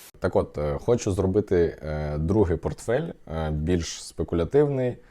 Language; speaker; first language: Ukrainian; non-native, local second language; Russian